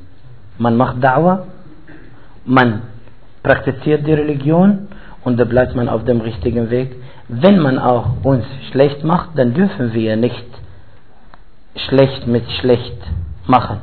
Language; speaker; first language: German; non-native, fluent; Arabic